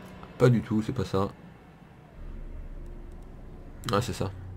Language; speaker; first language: French; native; French